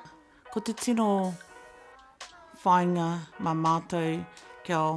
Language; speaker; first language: Māori; non-native, local second language; English